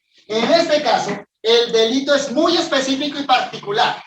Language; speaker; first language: Spanish; native; Spanish